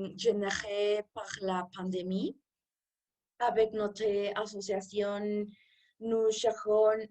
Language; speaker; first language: French; non-native, learner; Spanish